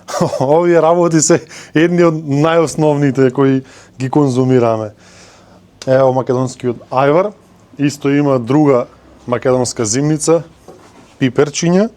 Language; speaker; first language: Macedonian; native; Macedonian